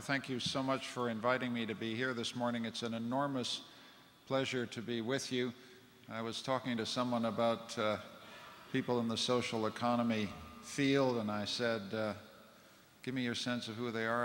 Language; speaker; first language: English; native; English